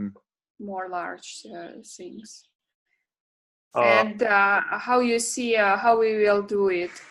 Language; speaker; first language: English; non-native, learner; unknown